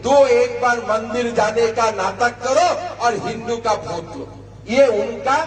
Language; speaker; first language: Hindi; non-native, local second language; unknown